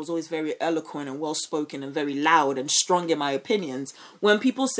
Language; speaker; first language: English; non-native, local second language; Akan